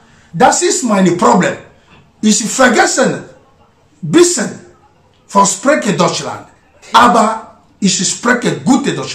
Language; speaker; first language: German; non-native, learner; Lingala